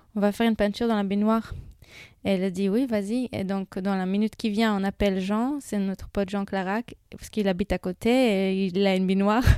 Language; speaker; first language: French; non-native, fluent; Hebrew